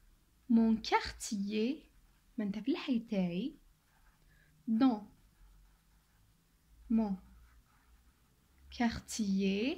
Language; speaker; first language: French; non-native, local second language; Arabic